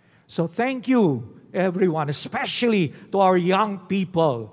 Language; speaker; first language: English; non-native, local second language; Filipino